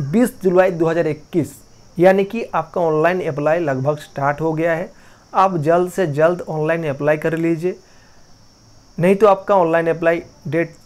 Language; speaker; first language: Hindi; non-native, local second language; Bangla